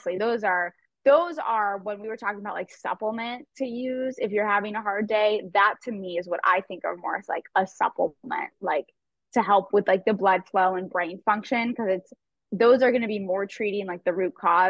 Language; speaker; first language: English; native; English